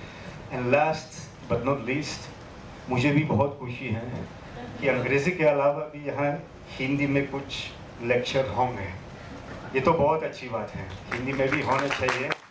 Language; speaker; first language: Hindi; non-native, fluent; Spanish